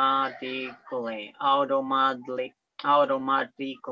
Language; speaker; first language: English; non-native, learner; Spanish